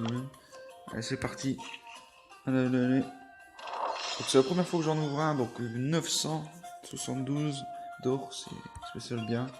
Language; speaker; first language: French; native; French